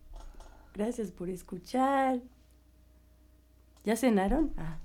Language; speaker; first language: Spanish; native; Spanish